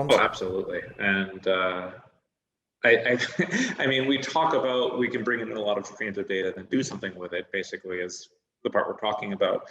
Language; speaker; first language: English; native; English